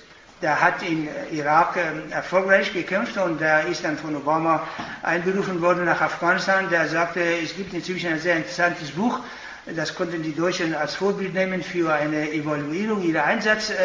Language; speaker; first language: German; non-native, fluent; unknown